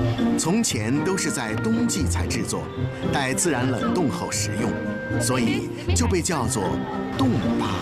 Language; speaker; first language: Chinese; native; Chinese